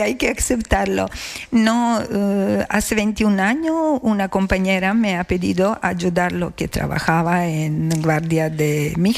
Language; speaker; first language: Spanish; non-native, learner; Croatian